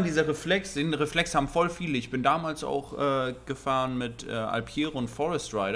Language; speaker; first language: German; native; German